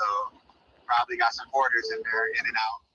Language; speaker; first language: English; native; English